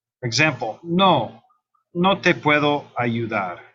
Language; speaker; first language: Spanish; non-native, fluent; English